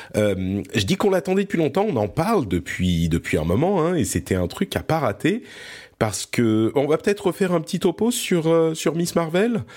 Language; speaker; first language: French; early bilingual, other home language; Arabic